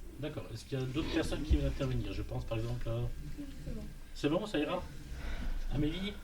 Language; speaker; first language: French; native; French